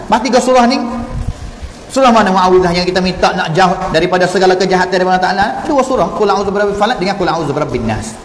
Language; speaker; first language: Malay; native; Malay